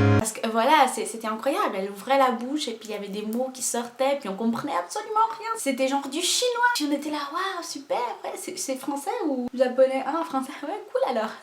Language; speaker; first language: French; non-native, fluent; Portuguese